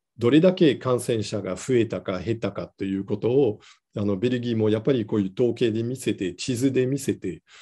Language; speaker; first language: Japanese; non-native, fluent; Dutch